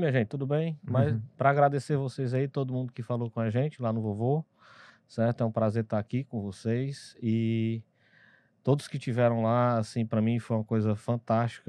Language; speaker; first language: Portuguese; native; Portuguese